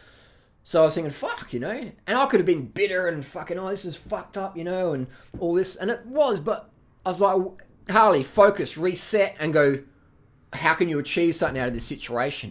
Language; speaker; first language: English; native; English